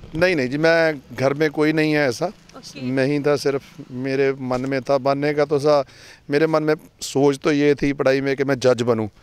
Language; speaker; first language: Hindi; non-native, local second language; Punjabi